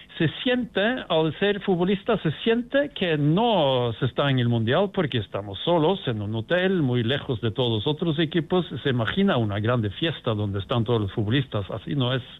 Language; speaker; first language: Spanish; non-native, fluent; Norwegian